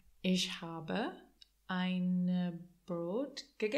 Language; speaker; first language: German; non-native, learner; English